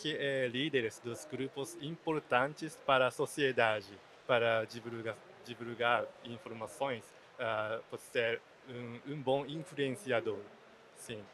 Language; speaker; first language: Portuguese; non-native, learner; Japanese